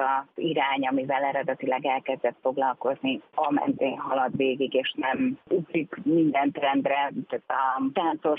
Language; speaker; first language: Hungarian; native; Hungarian